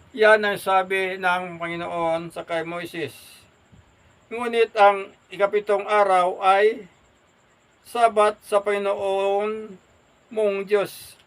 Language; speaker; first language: Filipino; non-native, local second language; Hiligaynon